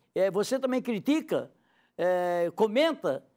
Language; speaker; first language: Portuguese; native; Portuguese